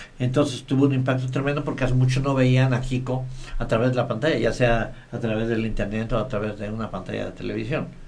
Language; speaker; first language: Spanish; native; Spanish